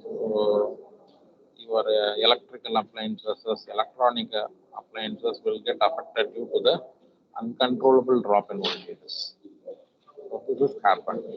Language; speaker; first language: English; non-native, local second language; Tamil